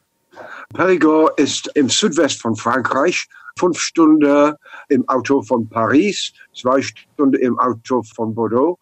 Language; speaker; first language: German; non-native, learner; English